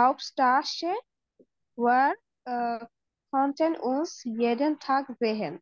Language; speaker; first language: German; non-native, learner; Bangla